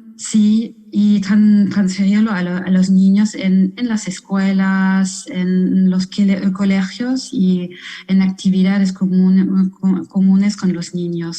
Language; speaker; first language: Spanish; non-native, fluent; German